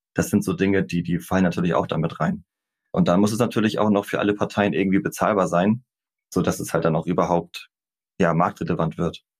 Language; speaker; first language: German; native; German